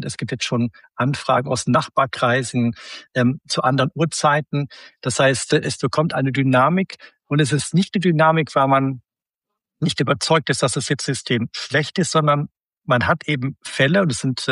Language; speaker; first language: German; native; German